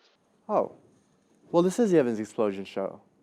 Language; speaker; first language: English; native; English